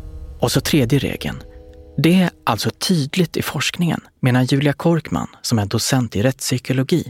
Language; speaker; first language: Swedish; native; Swedish